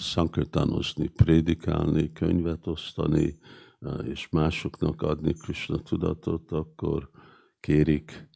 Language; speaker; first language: Hungarian; early bilingual, heritage; Hungarian